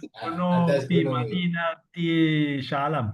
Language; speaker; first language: Arabic; non-native, learner; Malay